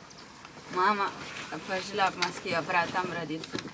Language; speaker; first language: Russian; non-native, learner; Italian